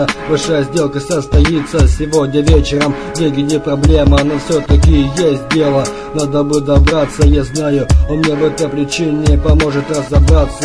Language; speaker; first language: Russian; native; Russian